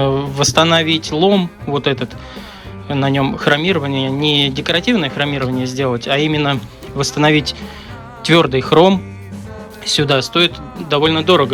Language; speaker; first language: Russian; native; Russian